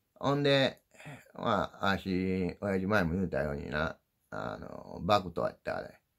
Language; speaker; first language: Japanese; native; Japanese